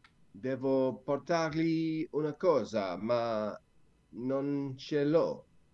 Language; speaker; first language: Italian; non-native, learner; English